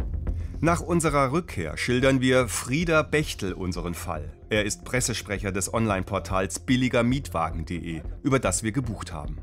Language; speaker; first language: German; native; German